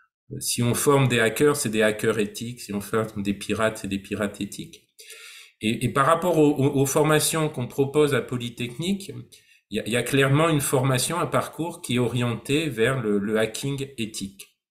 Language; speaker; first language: French; native; French